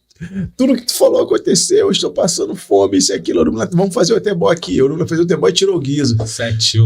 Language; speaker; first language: Portuguese; native; Portuguese